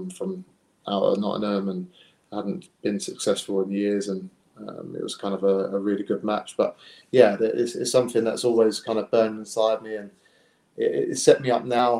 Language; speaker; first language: English; native; English